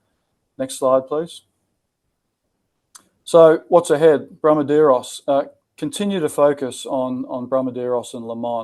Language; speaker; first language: English; native; English